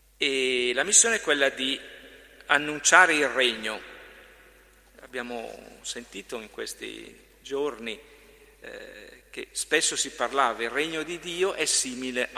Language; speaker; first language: Italian; native; Italian